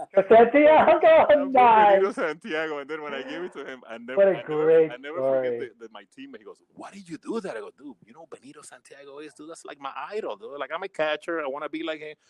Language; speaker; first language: English; early bilingual, other home language; Spanish